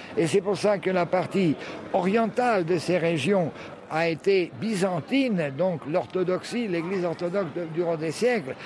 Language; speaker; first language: French; early bilingual, heritage; French